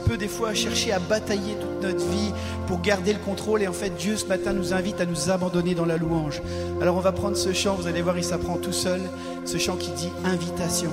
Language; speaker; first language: French; native; French